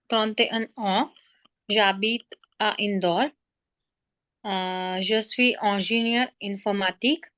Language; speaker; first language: French; non-native, learner; Hindi